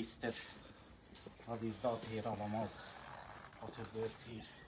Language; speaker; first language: Dutch; non-native, learner; Arabic